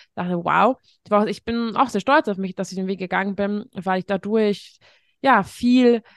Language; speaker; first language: German; non-native, fluent; Hungarian